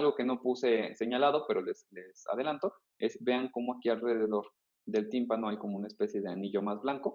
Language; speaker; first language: Spanish; native; Spanish